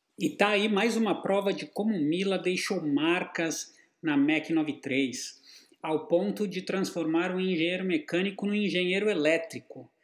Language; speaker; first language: Portuguese; native; Portuguese